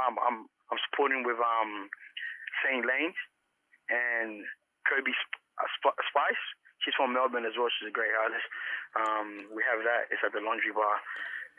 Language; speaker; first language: English; native; English